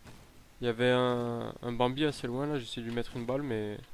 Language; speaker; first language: French; native; French